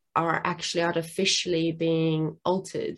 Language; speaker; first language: English; non-native, local second language; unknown